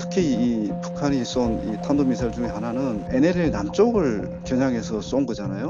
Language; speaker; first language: Korean; native; Korean